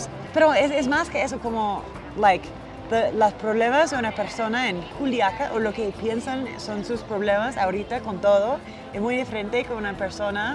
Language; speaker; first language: Spanish; non-native, fluent; English